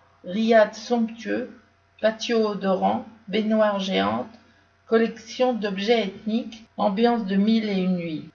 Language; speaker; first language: French; native; French